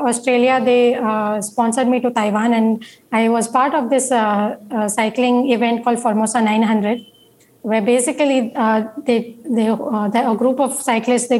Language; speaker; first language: English; non-native, local second language; Marathi